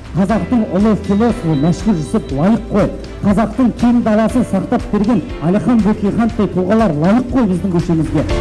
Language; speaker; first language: Kazakh; native; Kazakh